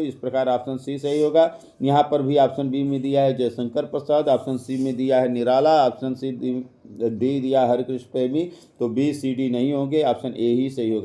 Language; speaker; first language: Hindi; native; Hindi